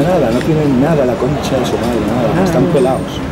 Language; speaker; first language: Spanish; native; Spanish